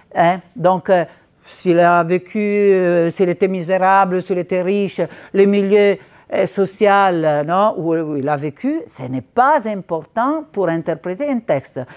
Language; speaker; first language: French; non-native, fluent; Italian